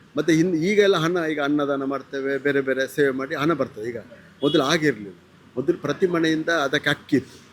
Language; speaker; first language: Kannada; non-native, local second language; Tulu